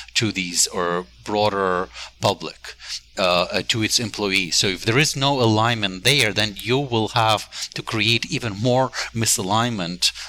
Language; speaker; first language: English; non-native, fluent; Ukrainian